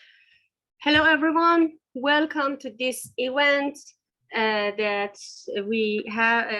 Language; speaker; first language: English; non-native, learner; Persian